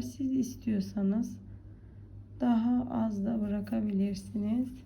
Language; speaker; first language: Turkish; native; Turkish